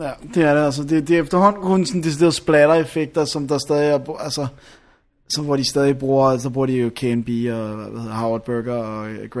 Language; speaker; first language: Danish; native; Danish